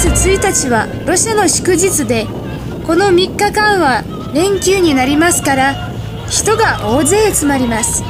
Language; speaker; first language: Japanese; non-native, fluent; Russian